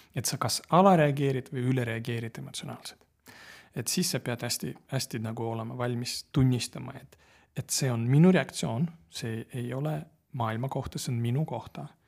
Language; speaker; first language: Estonian; non-native, local second language; Russian